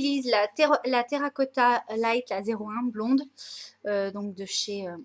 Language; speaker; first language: French; native; French